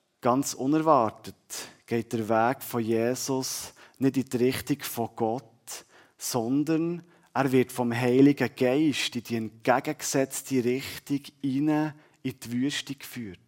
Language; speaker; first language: German; native; German